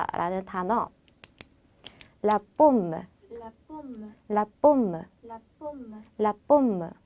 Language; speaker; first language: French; non-native, fluent; Korean